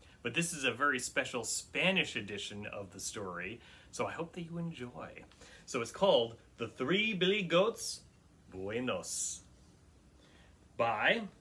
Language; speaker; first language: English; native; English